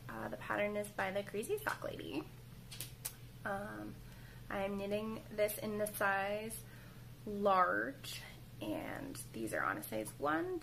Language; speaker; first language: English; native; English